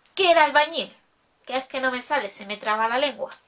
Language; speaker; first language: Spanish; native; Spanish